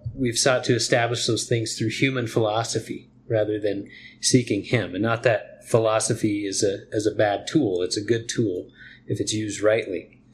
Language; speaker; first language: English; native; English